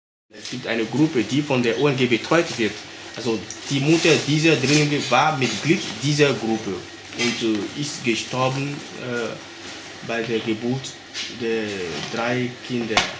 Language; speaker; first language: German; non-native, fluent; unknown